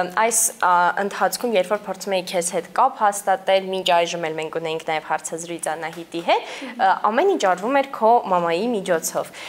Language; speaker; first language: Armenian; native; Armenian